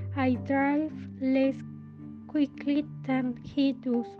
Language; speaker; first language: English; non-native, learner; Spanish